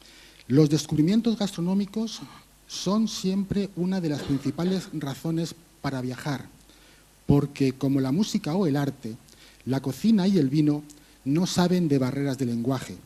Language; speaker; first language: Spanish; native; Spanish